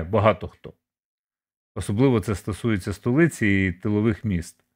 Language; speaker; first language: Ukrainian; native; Ukrainian